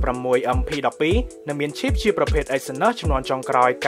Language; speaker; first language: Khmer; native; Khmer